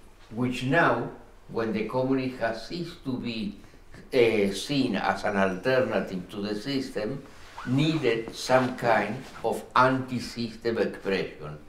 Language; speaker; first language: English; non-native, fluent; Spanish